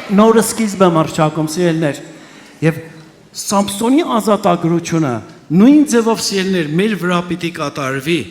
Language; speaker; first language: Armenian; early bilingual, heritage; Armenian